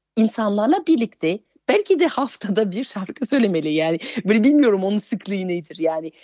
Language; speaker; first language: Turkish; non-native, fluent; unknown